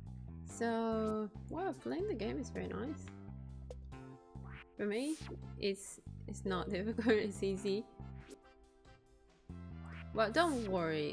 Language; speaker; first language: English; non-native, learner; Japanese